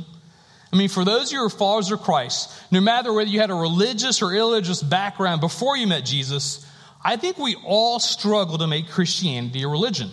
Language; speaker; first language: English; native; English